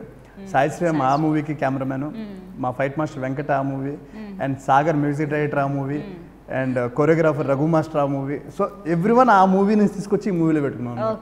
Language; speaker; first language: Telugu; native; Telugu